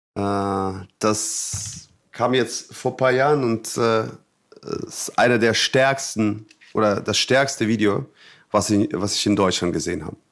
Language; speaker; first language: German; non-native, fluent; Russian